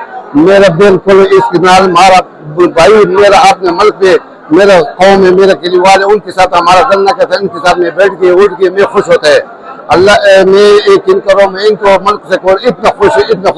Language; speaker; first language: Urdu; non-native, learner; Pashto